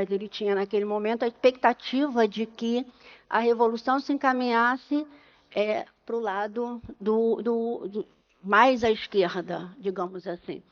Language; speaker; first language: Portuguese; native; Portuguese